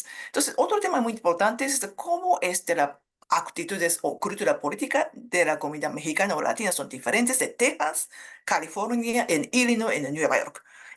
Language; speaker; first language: Spanish; non-native, fluent; Japanese